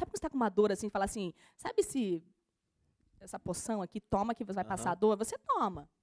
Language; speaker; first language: Portuguese; native; Portuguese